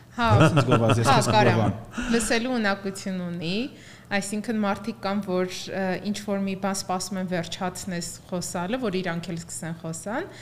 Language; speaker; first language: Armenian; native; Armenian